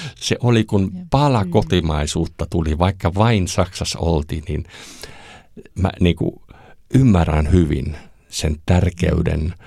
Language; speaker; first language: Finnish; non-native, fluent; German